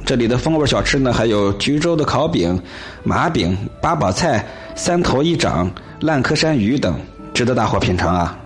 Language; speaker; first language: Chinese; native; Chinese